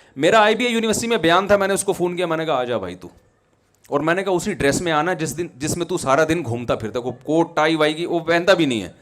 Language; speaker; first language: Urdu; native; Urdu